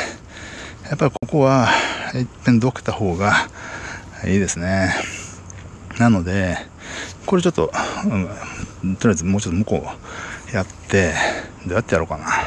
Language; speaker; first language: Japanese; native; Japanese